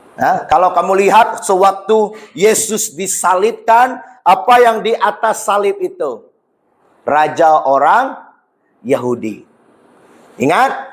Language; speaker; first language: Malay; non-native, local second language; Iban